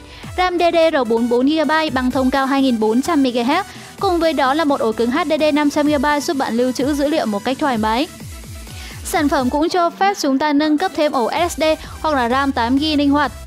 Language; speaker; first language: Vietnamese; native; Vietnamese